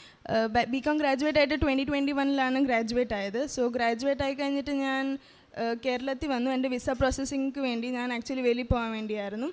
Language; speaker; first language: Malayalam; early bilingual, heritage; Malayalam